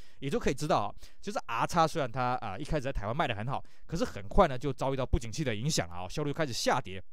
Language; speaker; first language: Chinese; native; Chinese